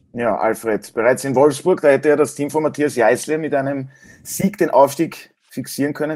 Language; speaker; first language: German; native; German